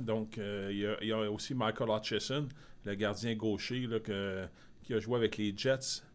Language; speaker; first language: French; native; French